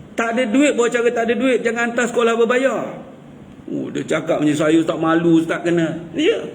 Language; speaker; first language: Malay; native; Malay